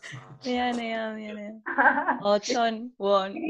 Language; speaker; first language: Korean; non-native, learner; Spanish